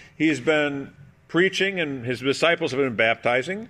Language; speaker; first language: English; native; English